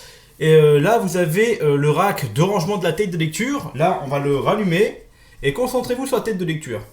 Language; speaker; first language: French; native; French